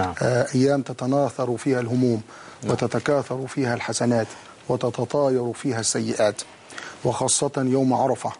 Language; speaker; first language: Arabic; native; Arabic